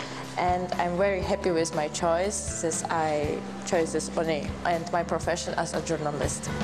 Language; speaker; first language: English; non-native, learner; German